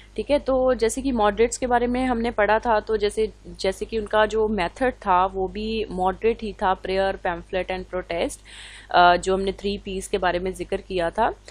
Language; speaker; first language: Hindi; non-native, local second language; Punjabi